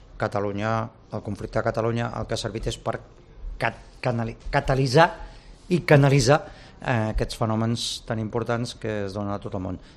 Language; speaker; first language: Catalan; native; Catalan